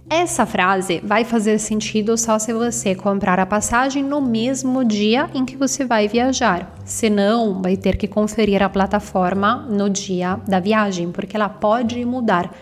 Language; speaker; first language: Portuguese; non-native, fluent; Italian